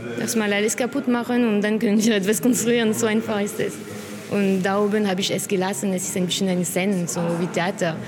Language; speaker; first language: German; non-native, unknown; French